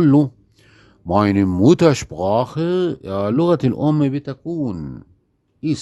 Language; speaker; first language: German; non-native, fluent; Arabic